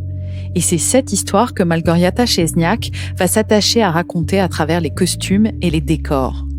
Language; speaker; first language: French; native; French